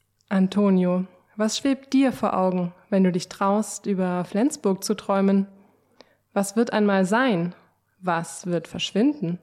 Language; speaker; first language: German; native; German